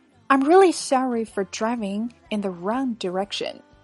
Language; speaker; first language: English; non-native, fluent; Chinese